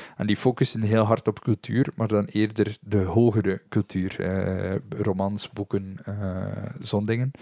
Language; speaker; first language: Dutch; native; Dutch